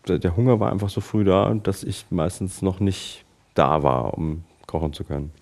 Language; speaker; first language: German; native; German